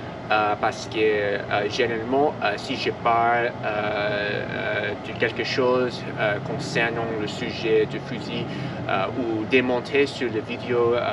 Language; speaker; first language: French; non-native, learner; English